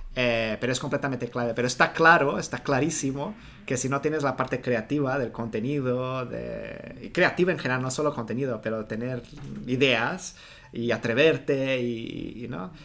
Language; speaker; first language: Spanish; non-native, fluent; Portuguese